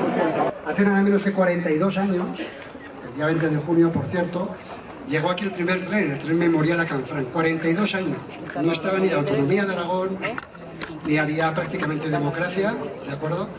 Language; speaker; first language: Spanish; native; Spanish